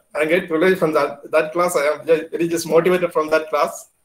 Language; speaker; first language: English; non-native, local second language; Malayalam